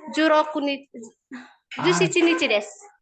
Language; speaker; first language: Japanese; non-native, learner; Indonesian